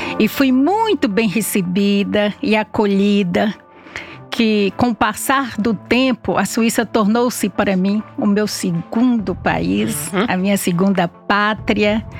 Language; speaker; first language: Portuguese; native; Portuguese